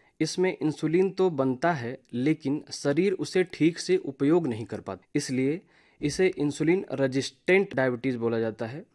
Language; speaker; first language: Hindi; native; Hindi